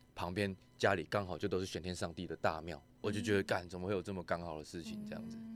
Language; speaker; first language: Chinese; non-native, local second language; Min Nan Chinese